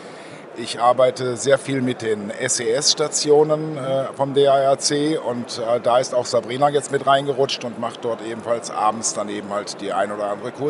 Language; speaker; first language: German; native; German